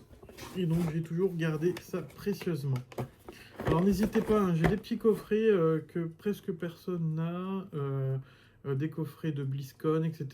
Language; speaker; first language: French; native; French